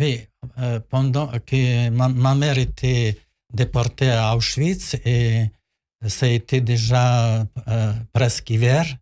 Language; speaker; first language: French; non-native, learner; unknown